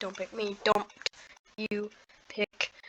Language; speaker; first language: English; native; English